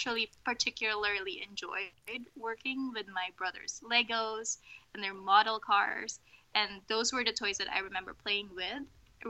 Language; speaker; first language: English; non-native, local second language; Filipino